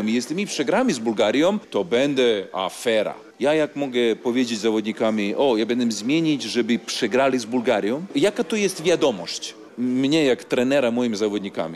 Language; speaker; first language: Polish; non-native, learner; Serbian